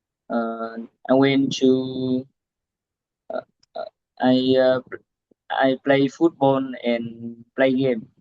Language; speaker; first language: English; non-native, learner; Vietnamese